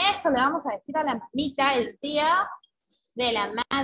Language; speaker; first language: Spanish; native; Spanish